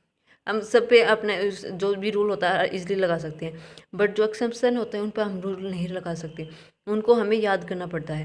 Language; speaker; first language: Hindi; native; Hindi